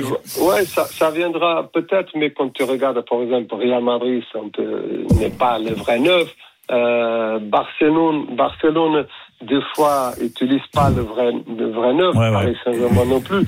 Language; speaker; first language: French; non-native, fluent; Portuguese